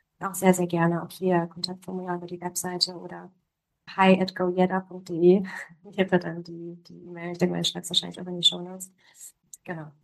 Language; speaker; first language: German; early bilingual, other home language; Polish